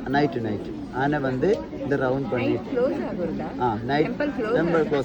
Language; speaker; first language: Tamil; non-native, learner; Malayalam